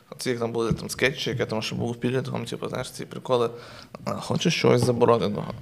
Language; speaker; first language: Ukrainian; native; Ukrainian